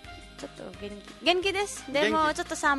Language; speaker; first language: Japanese; non-native, learner; Nepali